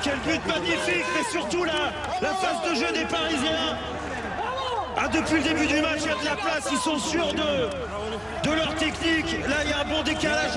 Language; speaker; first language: French; native; French